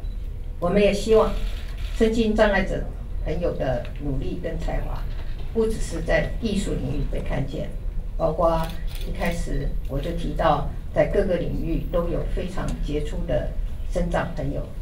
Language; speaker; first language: Chinese; native; Chinese